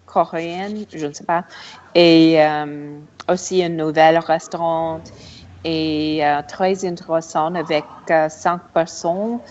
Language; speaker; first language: French; non-native, learner; English